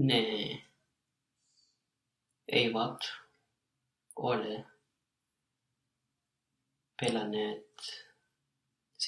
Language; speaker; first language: Finnish; non-native, learner; English